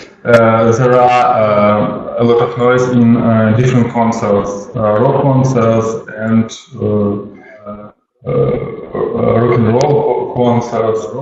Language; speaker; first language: English; non-native, learner; Russian